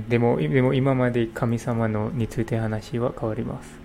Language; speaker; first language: Japanese; non-native, learner; English